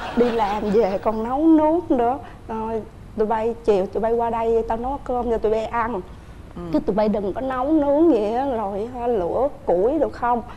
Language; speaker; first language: Vietnamese; native; Vietnamese